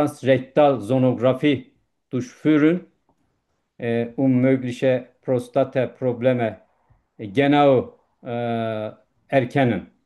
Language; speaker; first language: German; non-native, learner; Turkish